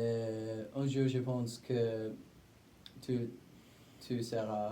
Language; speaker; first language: French; non-native, learner; English